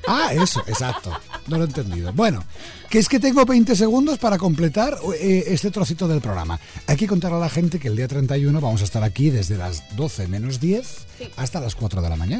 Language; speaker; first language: Spanish; native; Spanish